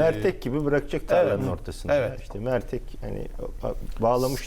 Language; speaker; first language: Turkish; native; Turkish